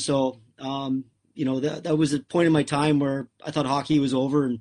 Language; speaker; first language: English; native; English